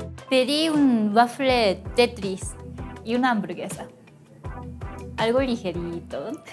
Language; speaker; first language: Spanish; non-native, fluent; Japanese